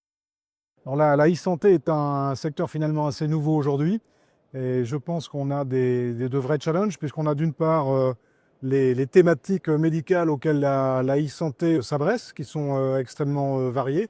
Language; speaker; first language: French; native; French